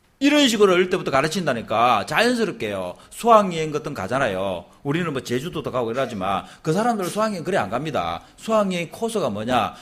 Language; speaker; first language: Korean; native; Korean